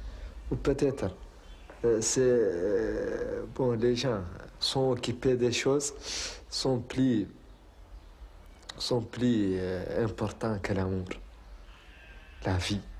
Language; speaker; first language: French; non-native, learner; Arabic